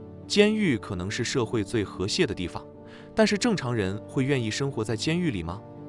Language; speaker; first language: Chinese; native; Chinese